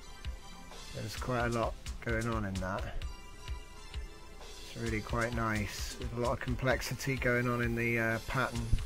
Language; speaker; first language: English; native; English